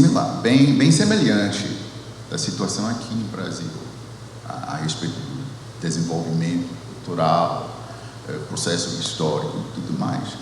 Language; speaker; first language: Portuguese; non-native, fluent; English